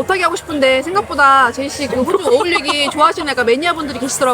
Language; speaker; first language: Korean; native; Korean